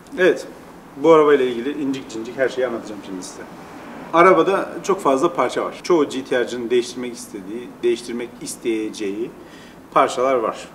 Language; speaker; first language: Turkish; native; Turkish